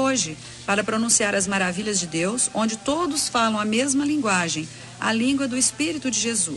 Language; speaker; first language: Portuguese; native; Portuguese